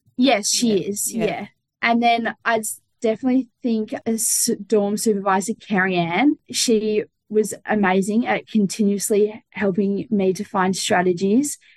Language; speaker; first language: English; native; English